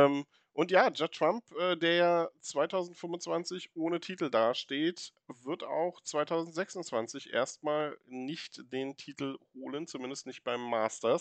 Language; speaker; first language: German; native; German